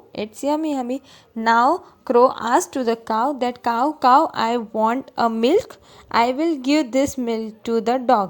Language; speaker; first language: English; non-native, local second language; Gujarati